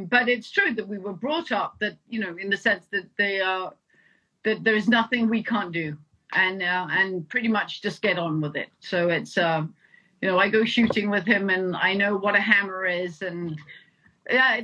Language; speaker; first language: English; non-native, fluent; Danish